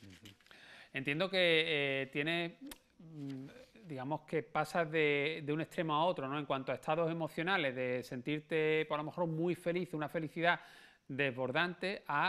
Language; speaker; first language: Spanish; native; Spanish